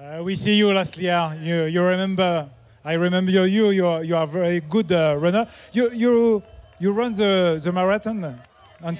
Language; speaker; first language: English; non-native, learner; French